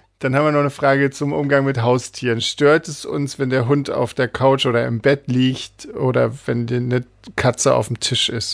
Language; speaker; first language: German; native; German